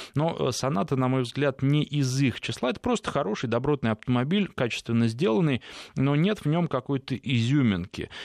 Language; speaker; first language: Russian; native; Russian